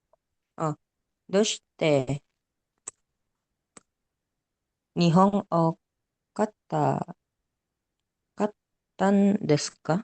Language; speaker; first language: Japanese; non-native, learner; Indonesian